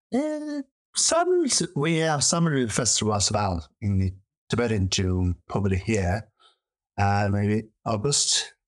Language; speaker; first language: English; non-native, learner; Chinese